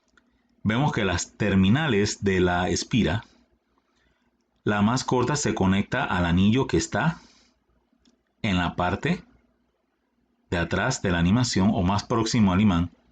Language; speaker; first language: Spanish; native; Spanish